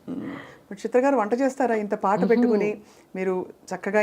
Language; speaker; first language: Telugu; native; Telugu